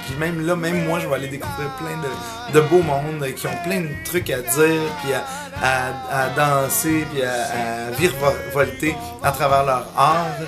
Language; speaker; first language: French; early bilingual, other home language; Italian